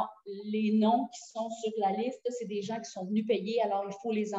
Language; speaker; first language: French; native; French